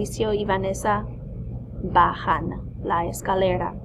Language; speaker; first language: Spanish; non-native, fluent; English